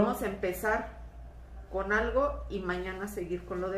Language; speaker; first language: Spanish; native; Spanish